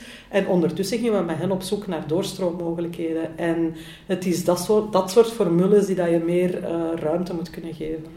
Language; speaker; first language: Dutch; native; Dutch